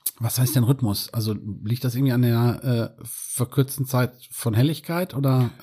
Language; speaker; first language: German; native; German